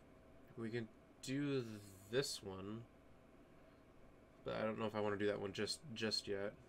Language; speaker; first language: English; native; English